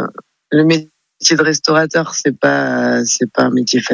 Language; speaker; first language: French; native; French